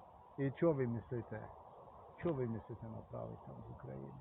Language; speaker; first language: Russian; non-native, learner; Slovenian